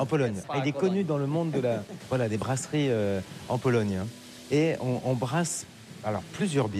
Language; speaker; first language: French; native; French